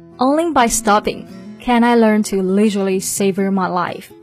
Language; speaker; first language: English; non-native, fluent; Chinese